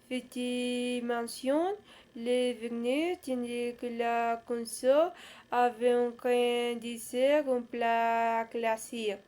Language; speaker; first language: French; non-native, learner; Spanish